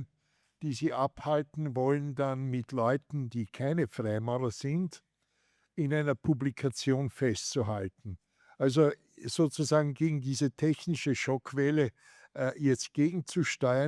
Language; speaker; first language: German; native; German